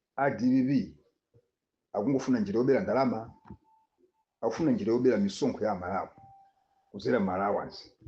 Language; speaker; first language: Nyanja; native; Nyanja